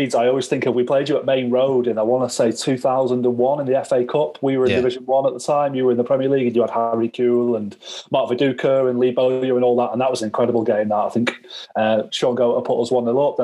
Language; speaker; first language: English; native; English